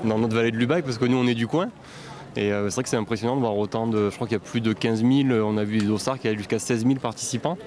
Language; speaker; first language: French; native; French